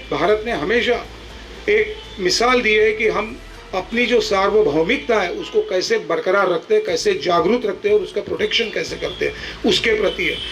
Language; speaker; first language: Hindi; non-native, local second language; Marathi